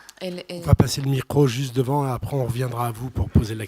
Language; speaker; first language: French; native; French